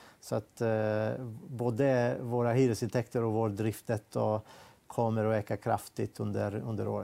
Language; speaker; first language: Swedish; non-native, fluent; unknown